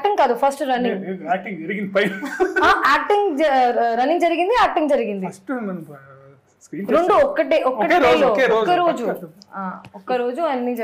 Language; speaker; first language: Telugu; non-native, fluent; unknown